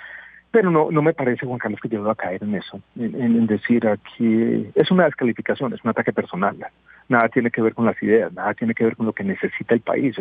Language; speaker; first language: Spanish; native; Spanish